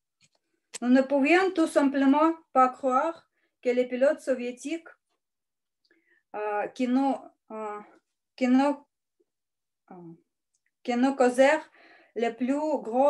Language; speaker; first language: French; non-native, learner; Russian